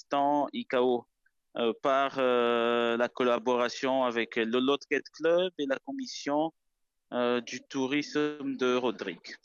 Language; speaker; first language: French; non-native, local second language; Malagasy